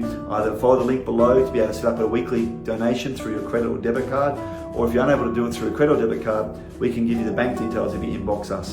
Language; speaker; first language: English; native; English